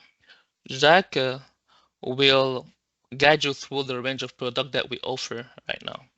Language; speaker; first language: English; non-native, local second language; French